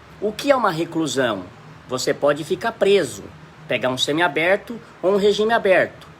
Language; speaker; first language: Portuguese; native; Portuguese